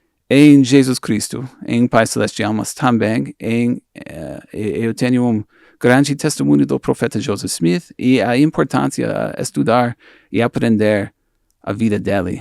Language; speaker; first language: Portuguese; non-native, fluent; English